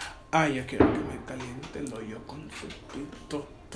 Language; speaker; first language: Spanish; early bilingual, heritage; Spanish